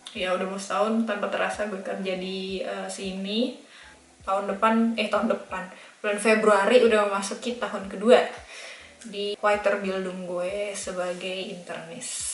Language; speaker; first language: Indonesian; native; Indonesian